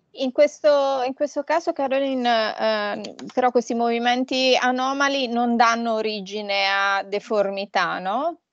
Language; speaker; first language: Italian; native; Italian